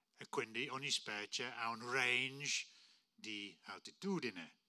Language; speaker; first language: Italian; non-native, fluent; English